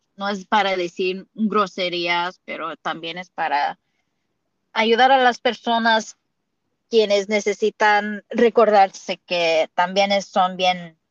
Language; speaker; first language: Spanish; early bilingual, heritage; Spanish